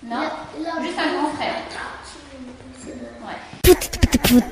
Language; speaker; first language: French; native; French